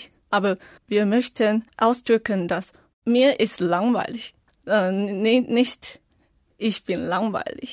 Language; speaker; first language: German; non-native, learner; Chinese